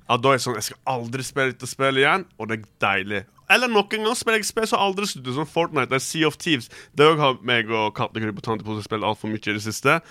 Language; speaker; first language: Norwegian; early bilingual, other home language; Turkish